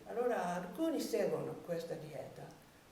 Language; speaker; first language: Italian; non-native, learner; Japanese